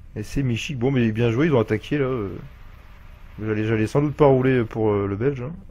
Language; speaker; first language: French; native; French